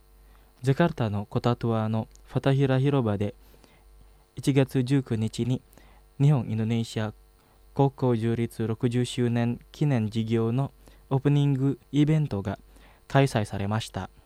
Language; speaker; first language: Japanese; non-native, fluent; Indonesian